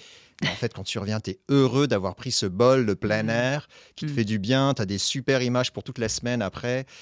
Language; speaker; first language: French; native; French